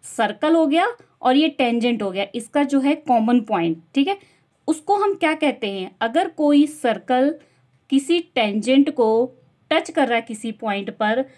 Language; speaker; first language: Hindi; native; Hindi